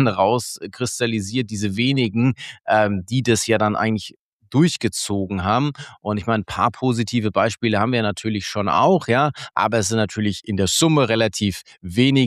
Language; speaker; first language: German; native; German